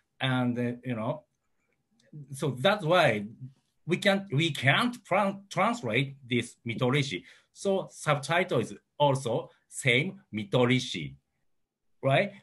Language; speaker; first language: English; non-native, learner; Japanese